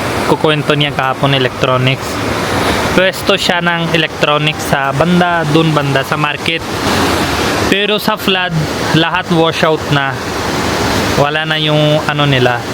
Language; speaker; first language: Filipino; non-native, learner; Punjabi